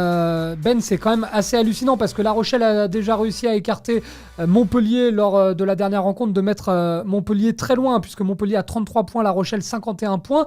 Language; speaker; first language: French; native; French